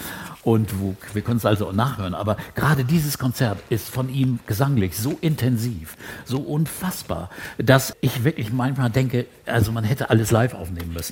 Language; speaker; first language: German; native; German